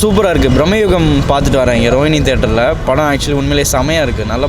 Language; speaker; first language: Tamil; native; Tamil